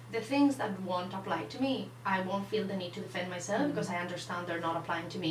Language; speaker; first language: English; non-native, fluent; Spanish